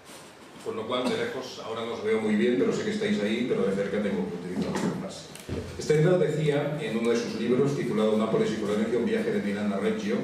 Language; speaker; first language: Spanish; native; Spanish